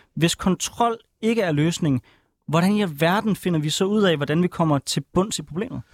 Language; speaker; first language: Danish; native; Danish